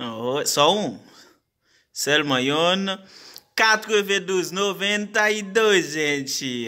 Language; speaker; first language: Portuguese; non-native, learner; Haitian Creole